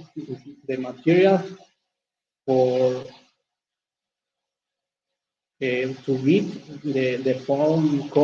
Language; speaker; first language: English; non-native, learner; Spanish